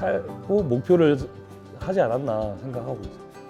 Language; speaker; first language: Korean; native; Korean